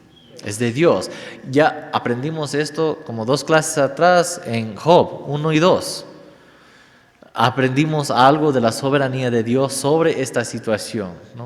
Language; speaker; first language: Spanish; non-native, fluent; English